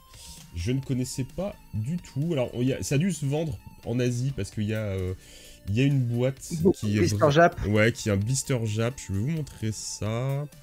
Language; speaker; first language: French; native; French